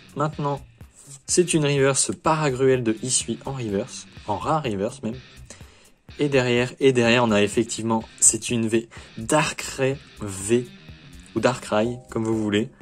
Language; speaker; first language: French; native; French